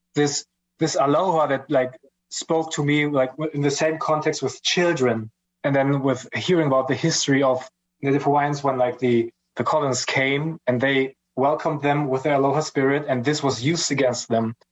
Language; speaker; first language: English; non-native, fluent; German